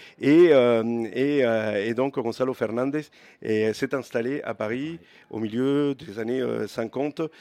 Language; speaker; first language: French; non-native, fluent; Spanish